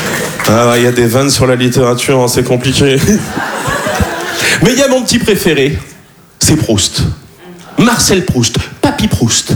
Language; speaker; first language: French; native; French